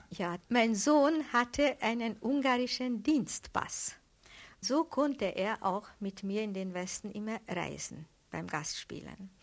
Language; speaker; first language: German; non-native, fluent; Hungarian